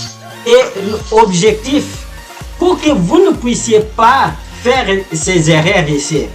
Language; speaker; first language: French; non-native, fluent; Portuguese